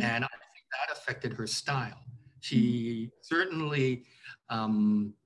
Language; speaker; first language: English; native; English